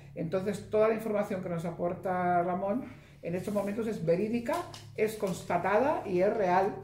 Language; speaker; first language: Spanish; early bilingual, heritage; Spanish